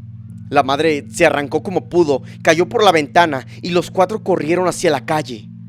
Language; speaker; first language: Spanish; native; Spanish